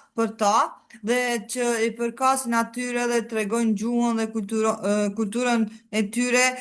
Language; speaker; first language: Albanian; non-native, local second language; Romany